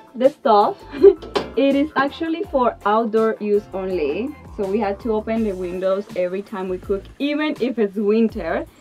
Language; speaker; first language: English; non-native, fluent; Spanish